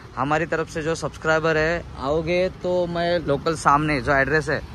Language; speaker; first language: Hindi; non-native, local second language; Marathi